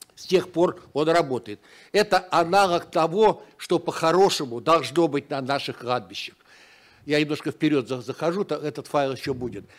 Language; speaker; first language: Russian; native; Russian